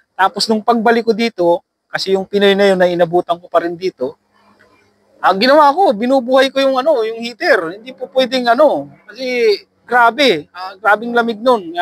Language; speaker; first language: Filipino; native; Filipino